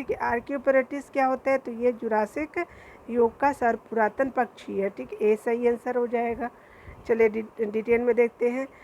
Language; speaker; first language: Hindi; native; Hindi